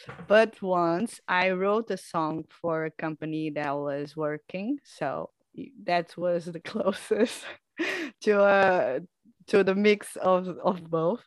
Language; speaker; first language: English; non-native, fluent; Portuguese